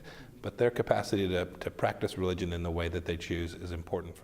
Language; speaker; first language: English; native; English